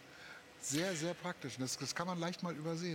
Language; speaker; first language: German; native; German